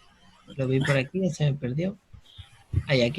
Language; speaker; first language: Spanish; native; Spanish